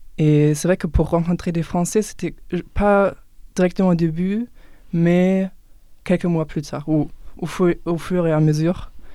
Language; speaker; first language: French; non-native, fluent; German